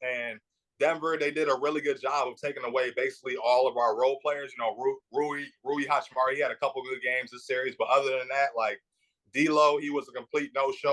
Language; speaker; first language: English; native; English